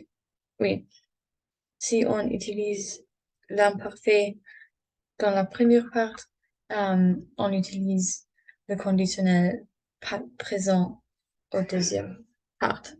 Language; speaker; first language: French; non-native, learner; English